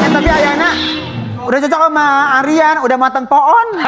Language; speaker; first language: Indonesian; native; Indonesian